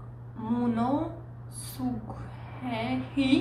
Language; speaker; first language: Russian; native; Russian